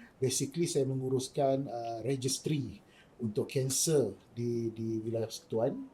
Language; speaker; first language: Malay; native; Malay